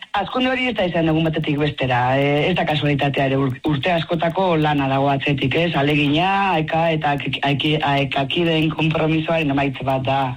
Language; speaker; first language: Basque; non-native, local second language; Spanish